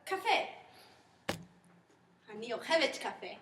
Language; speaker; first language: Hebrew; non-native, learner; English